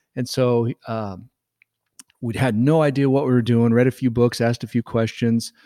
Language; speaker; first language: English; native; English